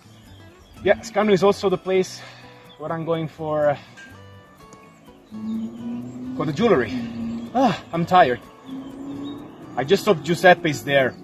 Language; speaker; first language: English; non-native, fluent; Italian